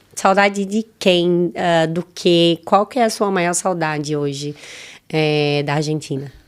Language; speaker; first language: Portuguese; native; Portuguese